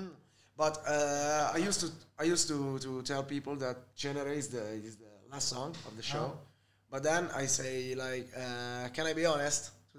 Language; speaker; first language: English; non-native, fluent; Italian